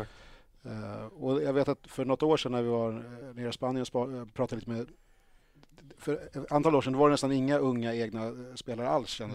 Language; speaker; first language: Swedish; native; Swedish